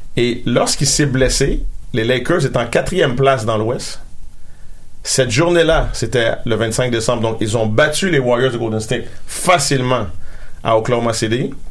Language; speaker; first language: French; native; French